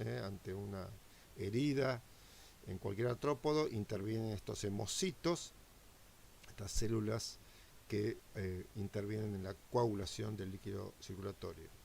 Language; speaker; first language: Spanish; native; Spanish